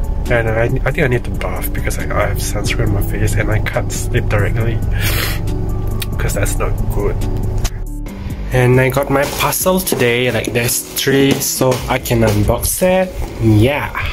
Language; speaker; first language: English; non-native, local second language; Chinese